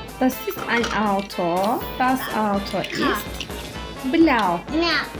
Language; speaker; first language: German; non-native, learner; Turkish